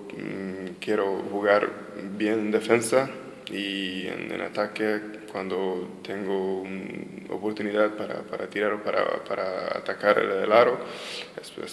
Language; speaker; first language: Spanish; non-native, learner; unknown